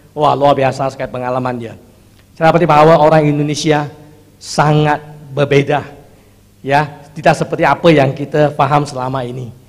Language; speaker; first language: Indonesian; non-native, fluent; Chinese